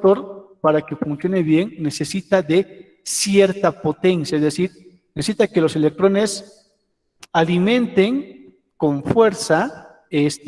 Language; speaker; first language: Spanish; native; Spanish